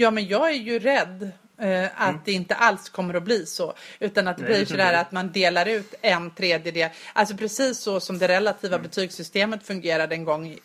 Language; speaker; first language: Swedish; native; Swedish